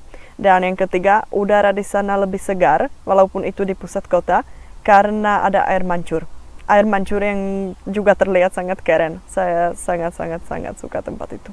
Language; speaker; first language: Indonesian; non-native, fluent; Czech